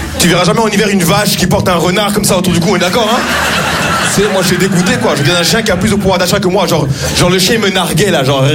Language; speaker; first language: French; early bilingual, other home language; Kinyarwanda